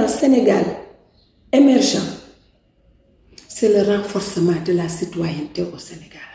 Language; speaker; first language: French; non-native, local second language; Wolof